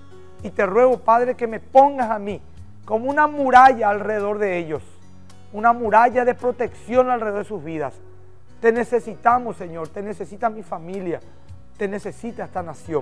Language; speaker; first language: Spanish; native; Spanish